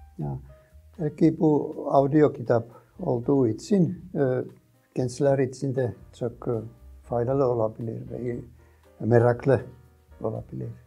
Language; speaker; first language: Turkish; non-native, fluent; Finnish